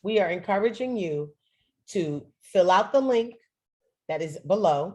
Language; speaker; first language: English; native; English